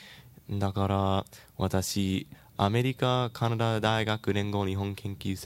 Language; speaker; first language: Japanese; non-native, learner; English